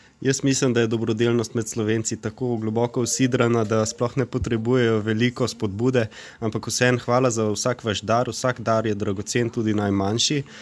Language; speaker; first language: Slovenian; native; Slovenian